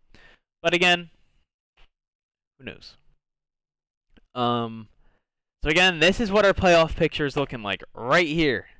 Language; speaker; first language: English; native; English